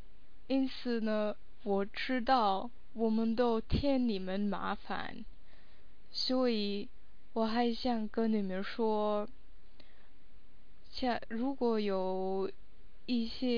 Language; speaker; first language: Chinese; non-native, fluent; English